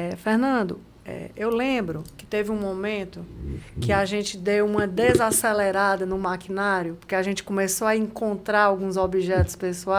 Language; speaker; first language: Portuguese; native; Portuguese